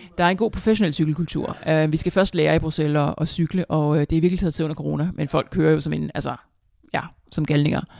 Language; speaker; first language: Danish; native; Danish